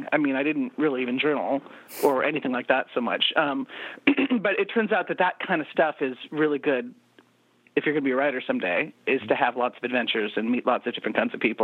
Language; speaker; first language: English; native; English